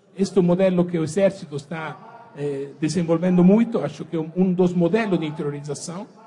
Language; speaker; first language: Portuguese; non-native, fluent; Italian